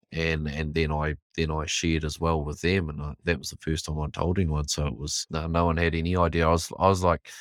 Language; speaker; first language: English; native; English